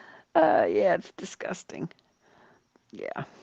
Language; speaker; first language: English; native; English